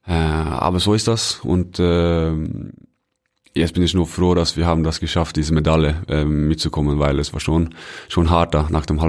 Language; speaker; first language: German; non-native, fluent; Norwegian